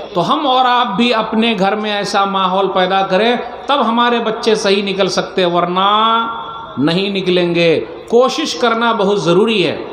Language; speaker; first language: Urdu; native; Urdu